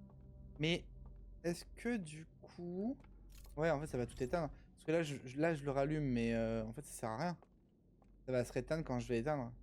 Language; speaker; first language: French; native; French